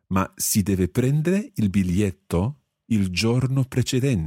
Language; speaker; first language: Italian; non-native, fluent; English